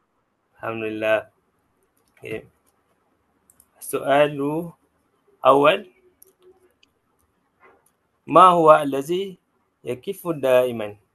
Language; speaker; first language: Arabic; non-native, learner; Malay